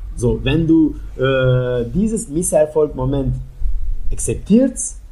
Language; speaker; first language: German; non-native, fluent; Turkish